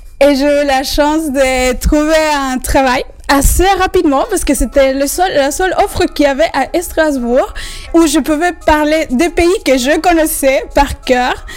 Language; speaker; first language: French; non-native, fluent; Spanish